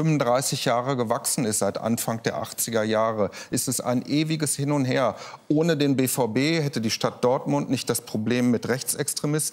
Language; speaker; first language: German; native; German